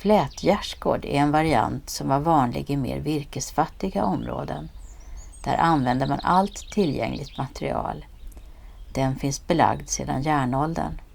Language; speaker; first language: Swedish; native; Swedish